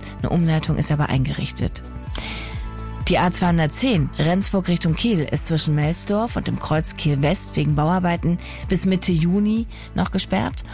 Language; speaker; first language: German; native; German